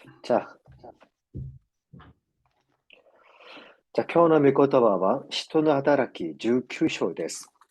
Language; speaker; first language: Japanese; non-native, fluent; Korean